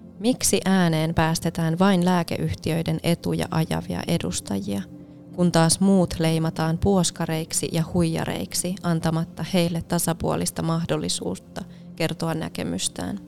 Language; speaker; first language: Finnish; native; Finnish